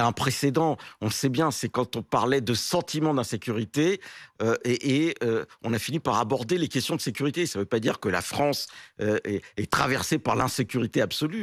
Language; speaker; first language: French; native; French